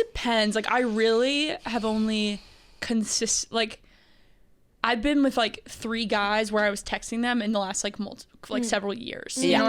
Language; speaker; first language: English; native; English